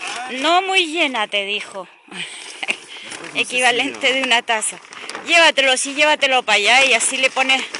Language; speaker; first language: Spanish; native; Spanish